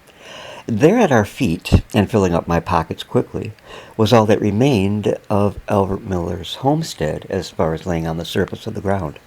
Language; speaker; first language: English; native; English